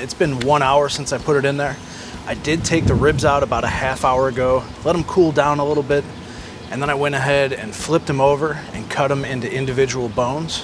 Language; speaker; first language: English; native; English